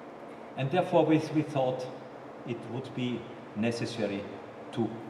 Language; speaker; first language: English; non-native, fluent; German